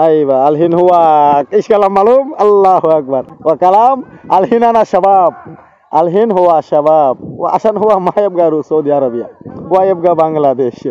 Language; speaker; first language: Arabic; non-native, learner; Bangla